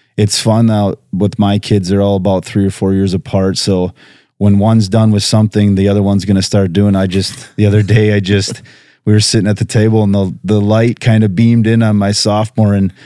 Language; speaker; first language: English; native; English